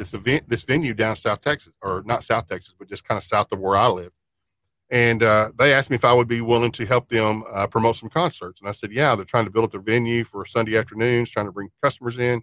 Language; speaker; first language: English; native; English